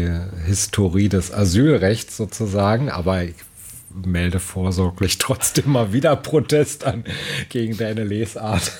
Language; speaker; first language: German; native; German